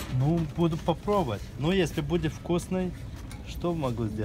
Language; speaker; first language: Russian; non-native, fluent; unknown